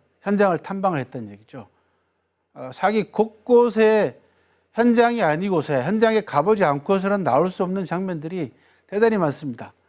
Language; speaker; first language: Korean; native; Korean